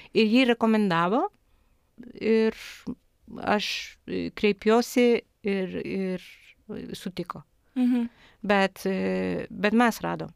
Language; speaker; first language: Lithuanian; non-native, fluent; Spanish